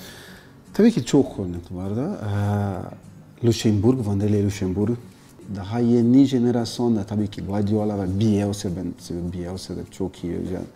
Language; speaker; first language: Turkish; non-native, learner; Portuguese